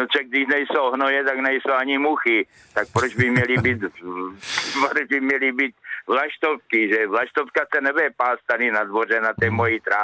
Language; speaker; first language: Czech; native; Czech